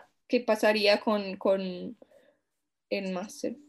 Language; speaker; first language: Spanish; non-native, fluent; English